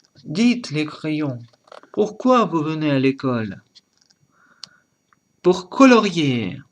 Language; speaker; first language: French; non-native, learner; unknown